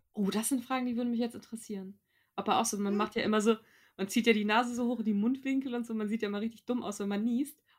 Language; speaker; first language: German; native; German